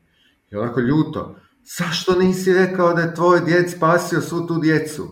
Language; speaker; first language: Serbian; native; Serbian